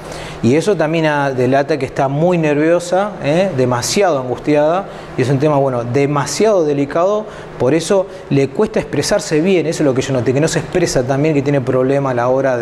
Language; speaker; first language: Spanish; native; Spanish